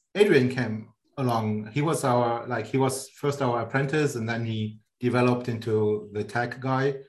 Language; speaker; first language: English; non-native, fluent; German